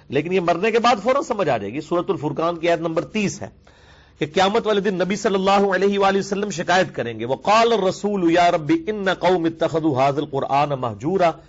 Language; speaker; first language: Urdu; non-native, local second language; Punjabi